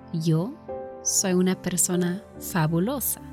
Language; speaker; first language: Spanish; non-native, fluent; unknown